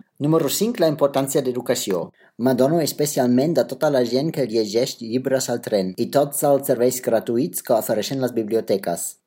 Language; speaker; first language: Catalan; non-native, fluent; German